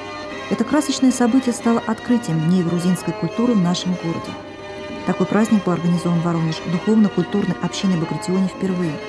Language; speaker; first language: Russian; native; Russian